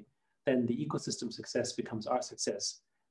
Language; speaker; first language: English; non-native, fluent; German